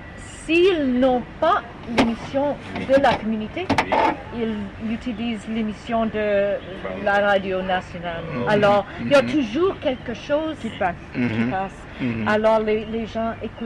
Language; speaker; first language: French; non-native, learner; English